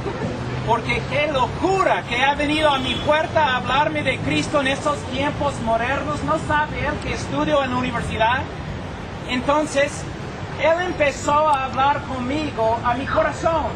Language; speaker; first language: Spanish; non-native, fluent; English